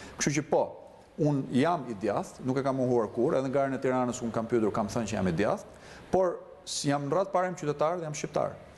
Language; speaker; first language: Albanian; native; Albanian